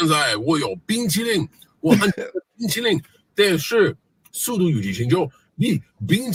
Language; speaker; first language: Chinese; non-native, learner; English